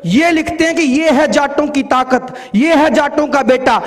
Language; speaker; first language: Hindi; native; Hindi